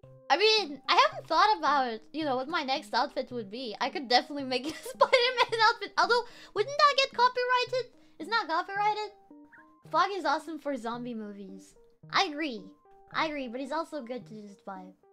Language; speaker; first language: English; non-native, fluent; Spanish